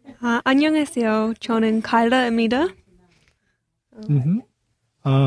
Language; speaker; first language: Korean; non-native, learner; English